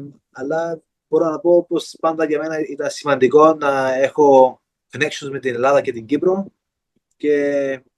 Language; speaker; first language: Greek; early bilingual, heritage; Greek